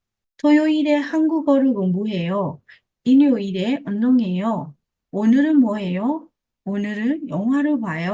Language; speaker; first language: Korean; non-native, fluent; Burmese